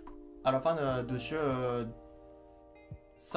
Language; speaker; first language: French; non-native, learner; Japanese